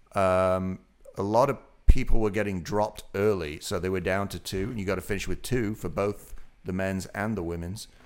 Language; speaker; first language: English; native; English